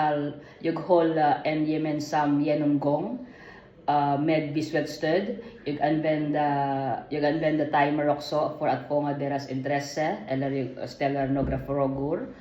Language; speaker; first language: Swedish; non-native, learner; Filipino